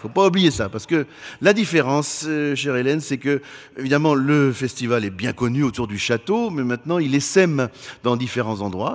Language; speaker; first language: French; native; French